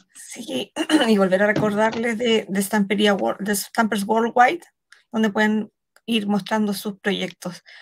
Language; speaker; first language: Spanish; native; Spanish